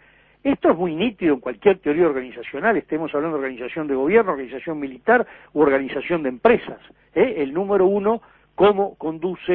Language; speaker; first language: Spanish; native; Spanish